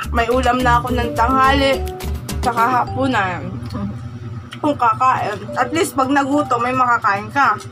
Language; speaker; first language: Filipino; native; Filipino